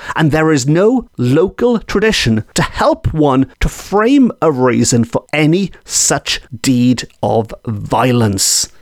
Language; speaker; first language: English; native; English